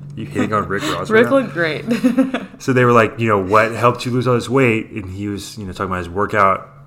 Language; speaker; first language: English; native; English